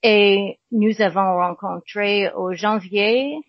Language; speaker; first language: French; non-native, learner; English